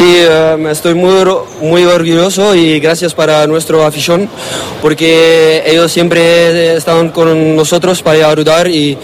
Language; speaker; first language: Spanish; non-native, learner; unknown